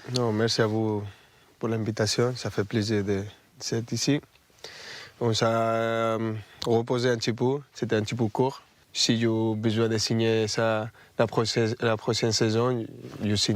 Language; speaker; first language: French; non-native, fluent; Spanish